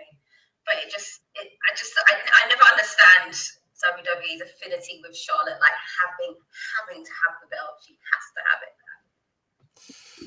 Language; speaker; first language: English; native; English